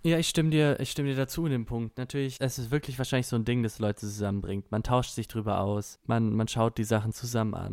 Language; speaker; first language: German; native; German